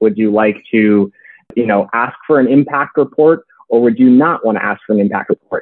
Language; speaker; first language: English; native; English